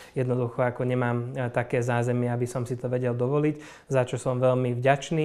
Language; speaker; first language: Slovak; non-native, local second language; Hungarian